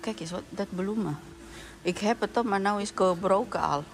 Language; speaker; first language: Dutch; non-native, learner; Indonesian